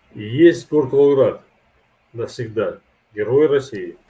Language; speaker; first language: Russian; native; Russian